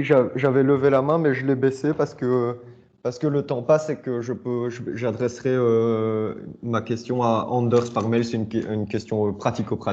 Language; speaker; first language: French; native; French